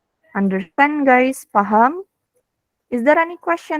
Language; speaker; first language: English; non-native, fluent; Indonesian